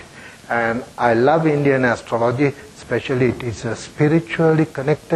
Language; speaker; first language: English; non-native, local second language; Sinhala